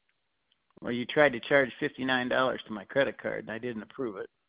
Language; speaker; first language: English; native; English